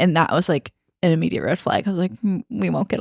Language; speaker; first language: English; native; English